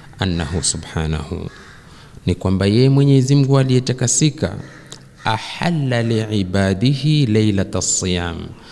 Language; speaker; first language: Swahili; native; Swahili